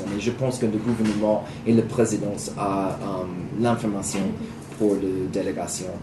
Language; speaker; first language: French; non-native, learner; English